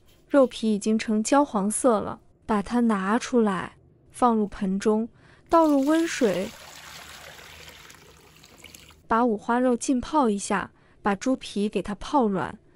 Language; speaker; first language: Chinese; native; Chinese